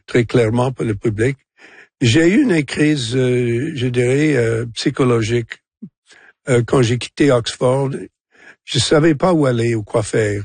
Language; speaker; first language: French; non-native, local second language; English